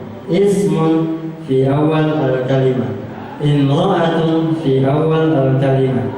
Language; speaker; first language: Arabic; non-native, fluent; Indonesian